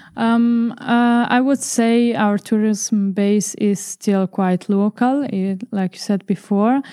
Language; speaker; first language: English; non-native, fluent; Italian